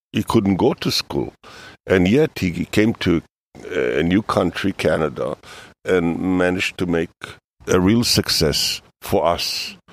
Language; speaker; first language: English; early bilingual, other home language; Hebrew